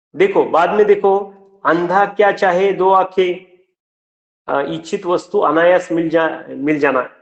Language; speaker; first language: Hindi; non-native, local second language; Marathi